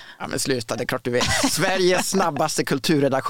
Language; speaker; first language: Swedish; native; Swedish